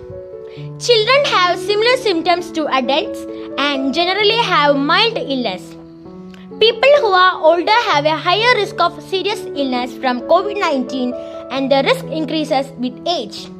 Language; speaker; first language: English; non-native, local second language; Malayalam